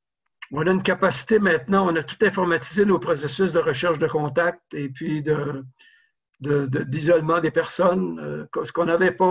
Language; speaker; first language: French; native; French